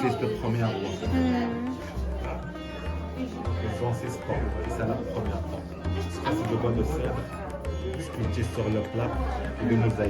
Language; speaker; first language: French; non-native, local second language; Arabic